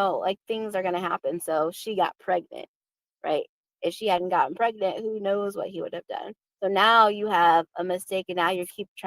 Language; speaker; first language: English; native; English